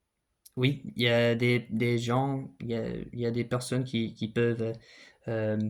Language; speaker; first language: French; non-native, fluent; English